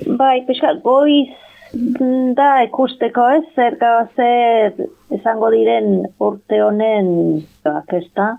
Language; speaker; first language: Basque; non-native, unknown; English